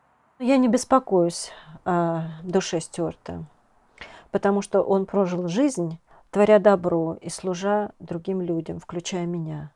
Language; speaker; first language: Russian; native; Russian